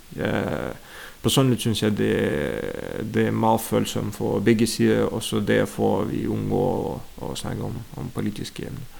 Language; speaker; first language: Danish; non-native, fluent; Russian